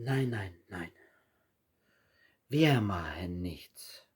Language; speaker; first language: German; non-native, learner; Finnish